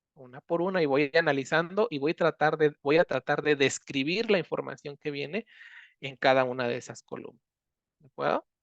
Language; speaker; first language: Spanish; native; Spanish